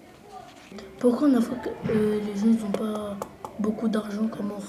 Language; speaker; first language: French; early bilingual, other home language; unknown